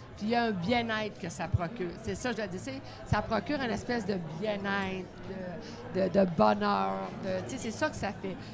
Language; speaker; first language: French; native; French